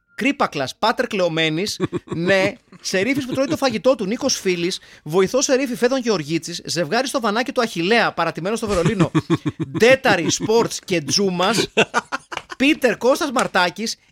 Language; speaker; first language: Greek; native; Greek